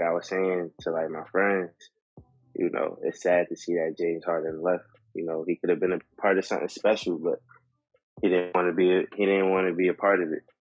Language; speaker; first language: English; native; English